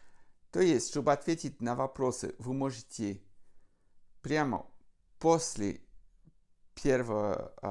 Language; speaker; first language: Russian; non-native, fluent; French